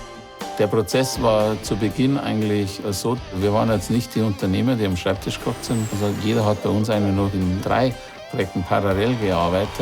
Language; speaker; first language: German; native; German